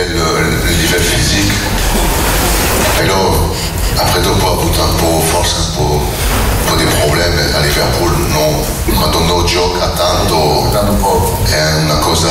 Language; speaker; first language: Italian; non-native, learner; French